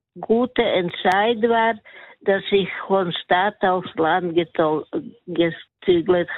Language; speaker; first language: German; non-native, learner; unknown